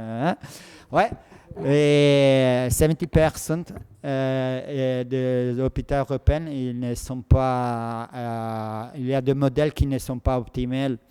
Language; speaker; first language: French; non-native, fluent; Italian